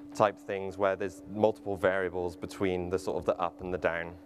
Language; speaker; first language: English; native; English